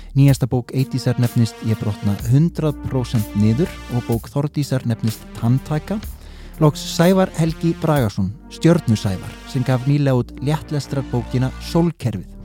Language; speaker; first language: Icelandic; native; Icelandic